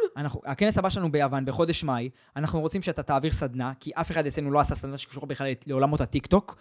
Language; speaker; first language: Hebrew; early bilingual, other home language; English